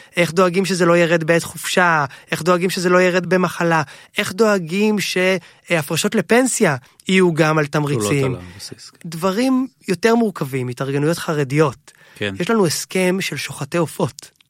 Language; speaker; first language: Hebrew; native; Hebrew